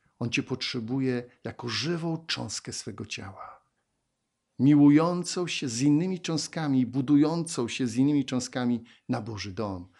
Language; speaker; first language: Polish; native; Polish